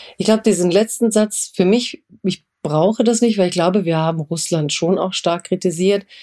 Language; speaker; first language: German; early bilingual, other home language; Croatian